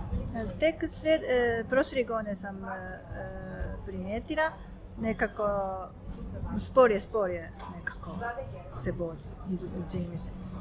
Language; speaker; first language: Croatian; non-native, learner; Japanese